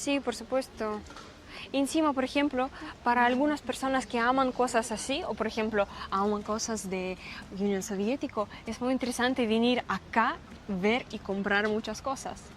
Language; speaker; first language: Spanish; non-native, fluent; Russian